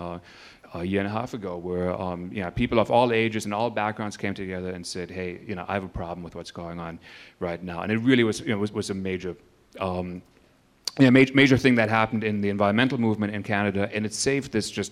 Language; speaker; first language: English; native; English